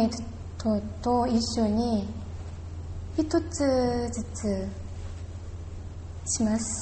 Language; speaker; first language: Japanese; non-native, learner; Korean